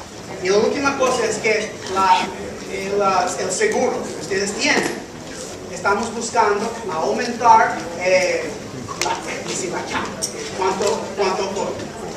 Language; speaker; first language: Spanish; early bilingual, heritage; English